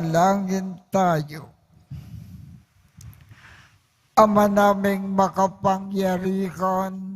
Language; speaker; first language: Filipino; native; Filipino